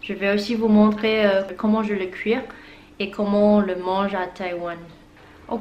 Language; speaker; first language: French; non-native, fluent; Chinese